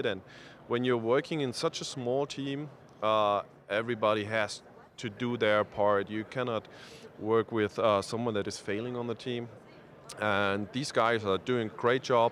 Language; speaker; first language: English; non-native, fluent; German